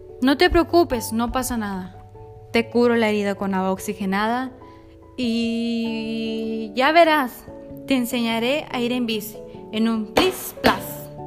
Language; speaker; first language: Spanish; native; Spanish